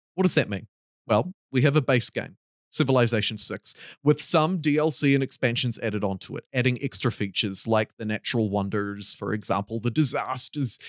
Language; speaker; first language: English; native; English